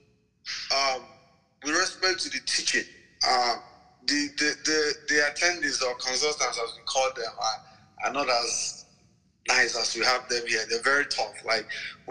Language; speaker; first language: English; non-native, local second language; Igbo